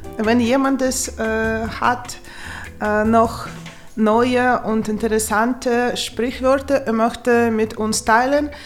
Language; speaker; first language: German; non-native, learner; Ukrainian